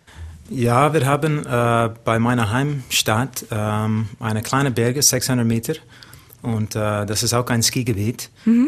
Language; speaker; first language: German; non-native, learner; English